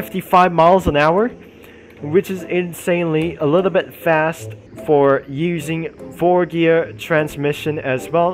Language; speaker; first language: English; non-native, learner; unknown